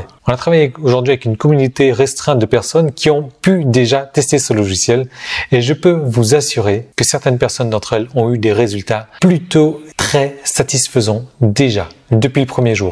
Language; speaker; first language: French; native; French